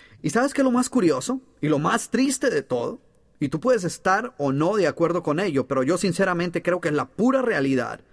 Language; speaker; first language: Spanish; native; Spanish